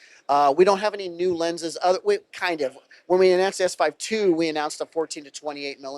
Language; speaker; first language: English; native; English